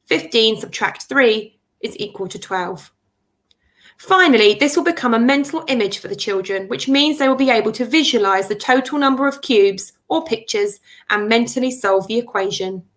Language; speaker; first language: English; native; English